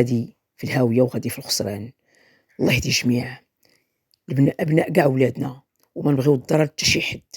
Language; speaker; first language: Arabic; native; Arabic